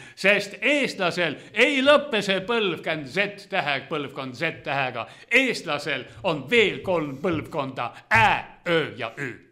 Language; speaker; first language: Estonian; non-native, local second language; Russian